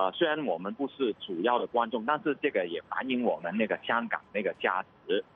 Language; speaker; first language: Chinese; non-native, local second language; Cantonese